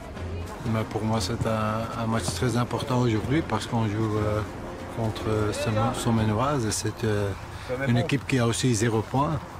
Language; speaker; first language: French; non-native, local second language; Dutch